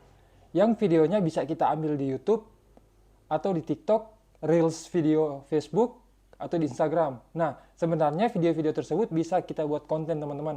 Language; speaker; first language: Indonesian; native; Indonesian